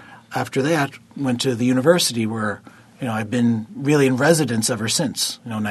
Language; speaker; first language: English; native; English